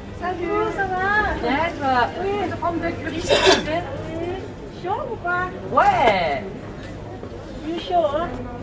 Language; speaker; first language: French; non-native, learner; Thai